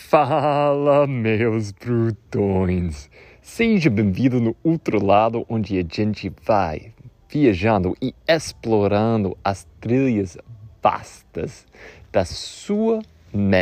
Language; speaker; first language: Portuguese; non-native, fluent; English